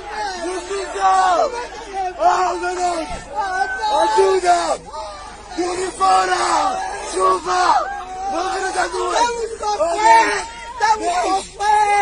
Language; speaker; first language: Portuguese; non-native, learner; Haitian Creole